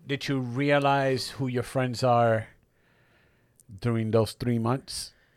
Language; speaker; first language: English; early bilingual, other home language; Spanish